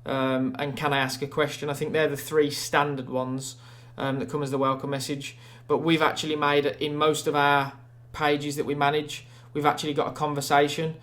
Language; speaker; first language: English; native; English